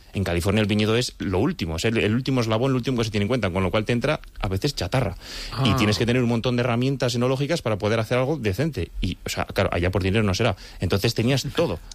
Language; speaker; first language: Spanish; native; Spanish